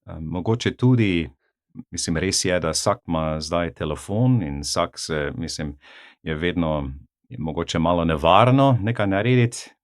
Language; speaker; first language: Slovenian; non-native, fluent; English